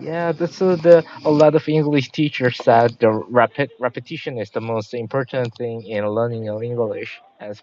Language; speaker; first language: English; non-native, learner; Korean